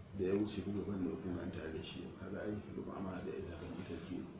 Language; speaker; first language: Hausa; native; Hausa